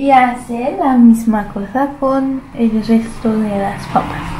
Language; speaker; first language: Spanish; early bilingual, heritage; Spanish